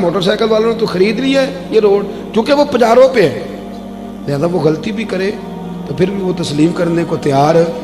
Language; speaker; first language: Urdu; non-native, local second language; Punjabi